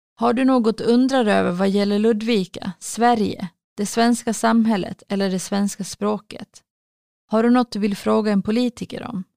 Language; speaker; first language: Swedish; native; Swedish